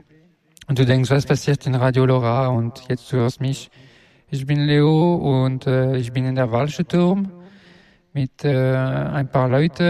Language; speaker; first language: German; non-native, learner; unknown